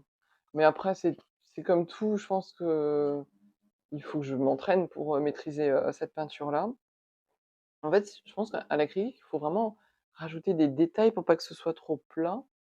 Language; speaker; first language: French; native; French